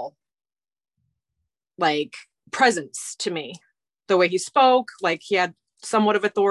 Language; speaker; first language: English; native; English